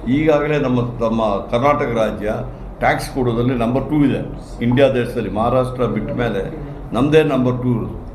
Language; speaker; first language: Kannada; non-native, local second language; Malayalam